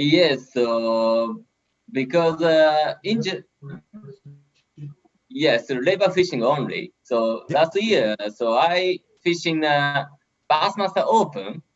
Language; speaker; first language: English; non-native, learner; Japanese